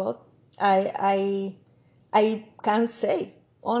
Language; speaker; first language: English; non-native, learner; Spanish